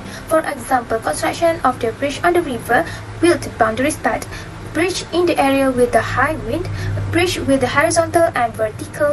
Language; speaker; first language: English; non-native, local second language; Malay